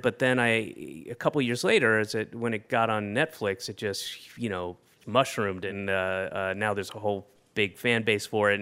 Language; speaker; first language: English; native; English